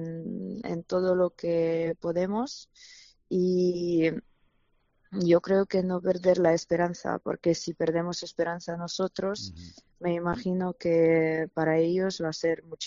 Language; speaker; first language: Spanish; non-native, fluent; Ukrainian